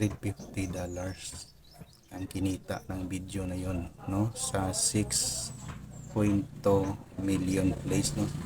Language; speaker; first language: Filipino; non-native, local second language; Cebuano